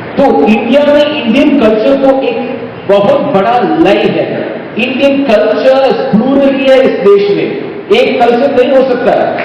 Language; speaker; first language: Hindi; non-native, local second language; Tamil